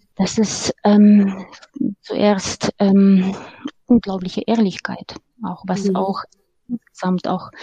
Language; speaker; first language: German; non-native, fluent; Ukrainian